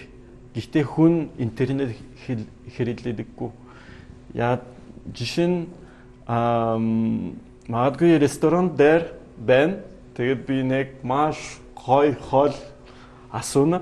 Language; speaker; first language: Mongolian; non-native, learner; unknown